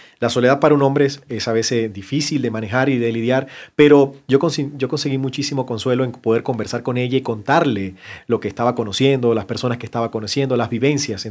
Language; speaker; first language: Spanish; native; Spanish